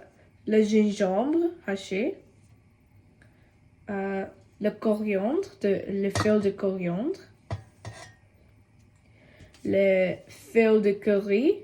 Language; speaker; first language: French; non-native, learner; Tamil